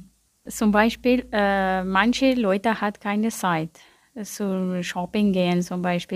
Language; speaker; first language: German; non-native, learner; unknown